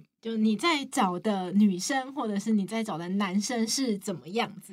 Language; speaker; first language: Chinese; native; Chinese